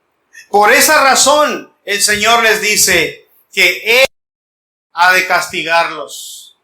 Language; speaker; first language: Spanish; native; Spanish